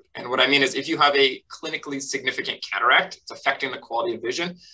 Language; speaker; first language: English; native; English